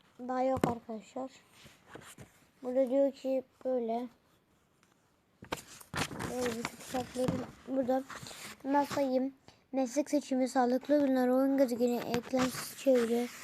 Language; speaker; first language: Turkish; native; Turkish